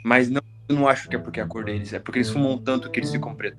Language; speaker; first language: Portuguese; non-native, fluent; Japanese